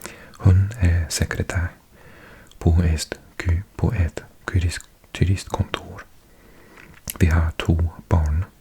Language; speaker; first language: Norwegian; non-native, learner; English